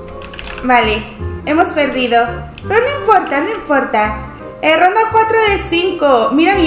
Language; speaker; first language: Spanish; native; Spanish